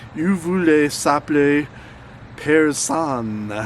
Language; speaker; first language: French; non-native, fluent; English